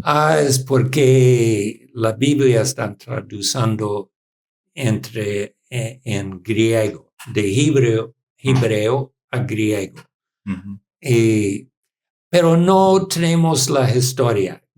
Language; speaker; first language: Spanish; non-native, learner; English